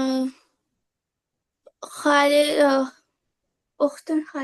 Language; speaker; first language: Arabic; non-native, learner; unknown